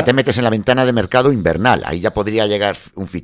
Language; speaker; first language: Spanish; native; Spanish